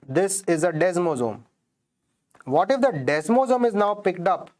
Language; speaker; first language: English; non-native, local second language; Hindi